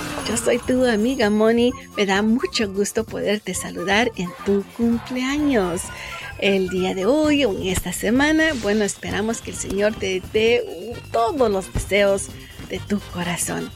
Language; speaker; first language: Spanish; native; Spanish